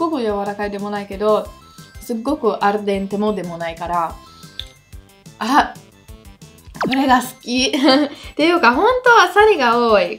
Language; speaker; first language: Japanese; non-native, fluent; Italian